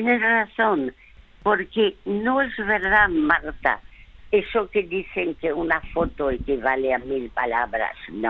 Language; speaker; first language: Spanish; early bilingual, other home language; French